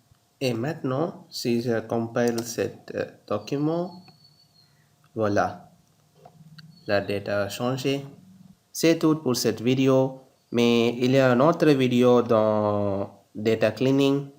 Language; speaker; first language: French; non-native, learner; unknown